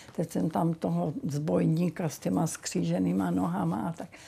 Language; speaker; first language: Czech; native; Czech